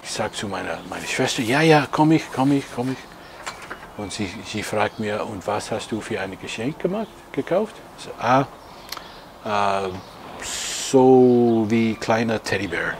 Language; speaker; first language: German; non-native, learner; English